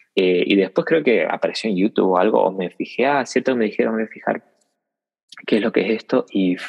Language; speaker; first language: Spanish; native; Spanish